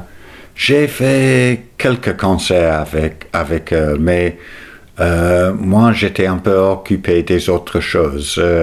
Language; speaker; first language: French; non-native, fluent; English